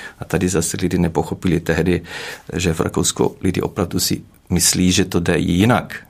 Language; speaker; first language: Czech; non-native, fluent; German